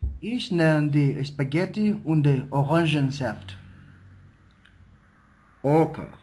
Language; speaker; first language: German; non-native, learner; Spanish